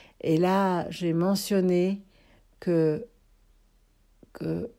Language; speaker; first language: French; non-native, fluent; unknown